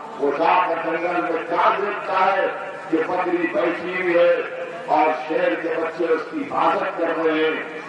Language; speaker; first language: Urdu; native; Urdu